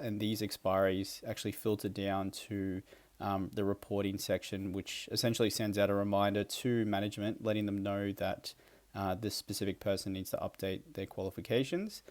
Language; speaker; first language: English; native; English